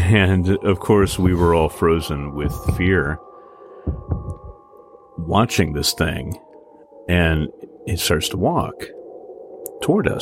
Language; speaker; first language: English; native; English